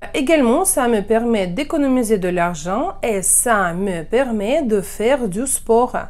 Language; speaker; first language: French; non-native, fluent; Russian